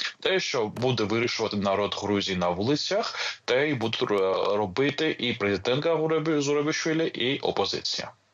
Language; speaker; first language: Ukrainian; non-native, fluent; Georgian